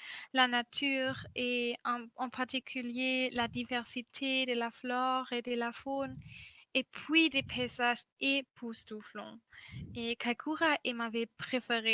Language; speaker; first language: French; non-native, fluent; German